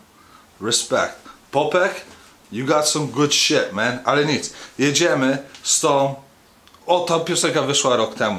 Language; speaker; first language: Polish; early bilingual, heritage; Polish